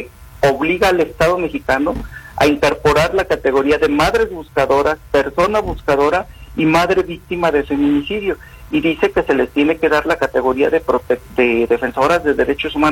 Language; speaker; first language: Spanish; native; Spanish